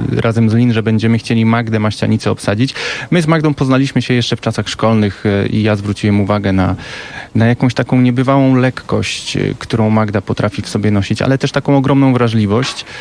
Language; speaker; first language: Polish; native; Polish